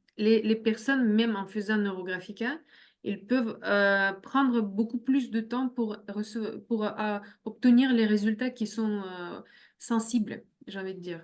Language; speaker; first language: French; non-native, fluent; Russian